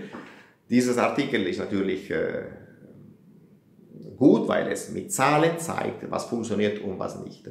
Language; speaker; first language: German; non-native, fluent; Italian